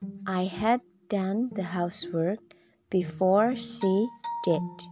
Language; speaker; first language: English; non-native, fluent; Indonesian